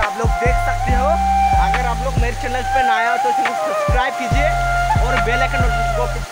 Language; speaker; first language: Hindi; non-native, local second language; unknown